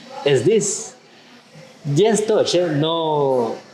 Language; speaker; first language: Russian; non-native, learner; Spanish